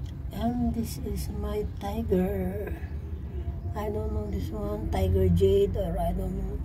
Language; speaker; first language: English; non-native, learner; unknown